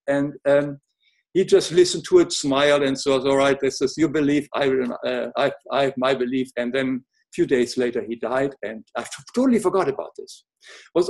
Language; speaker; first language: English; non-native, fluent; German